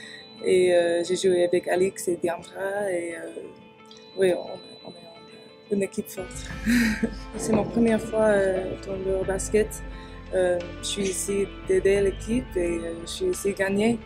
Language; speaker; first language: French; early bilingual, heritage; English